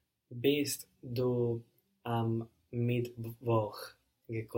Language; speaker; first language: German; non-native, learner; English